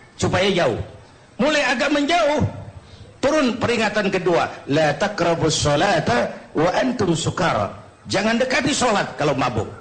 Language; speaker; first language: Indonesian; native; Indonesian